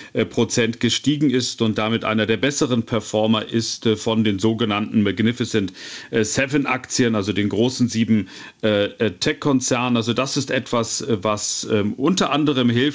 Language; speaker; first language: German; native; German